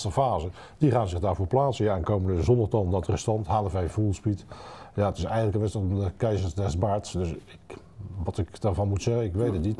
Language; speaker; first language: Dutch; native; Dutch